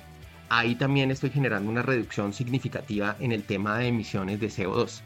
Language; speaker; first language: Spanish; native; Spanish